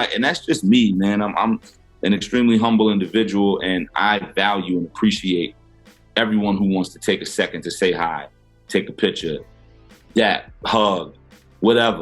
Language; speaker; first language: English; native; English